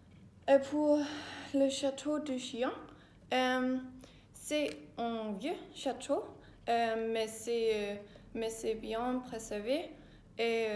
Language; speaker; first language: French; non-native, learner; Danish